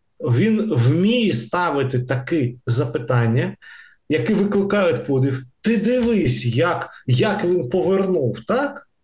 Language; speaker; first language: Ukrainian; non-native, local second language; Russian